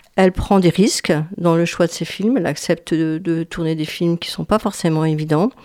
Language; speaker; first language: French; native; French